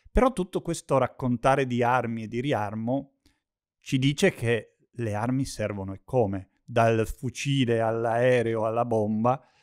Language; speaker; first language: Italian; native; Italian